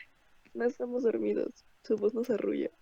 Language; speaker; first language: Spanish; native; Spanish